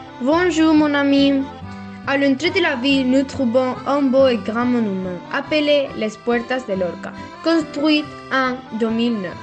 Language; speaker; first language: French; non-native, learner; Spanish